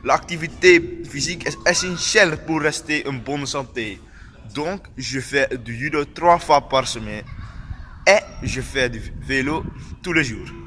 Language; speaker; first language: French; non-native, learner; Dutch